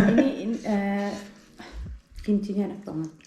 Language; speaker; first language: Indonesian; early bilingual, heritage; Indonesian